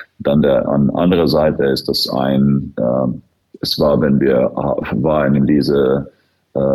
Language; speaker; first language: German; non-native, fluent; Finnish